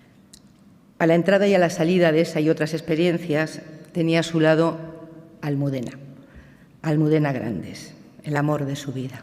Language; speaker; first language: Spanish; native; Spanish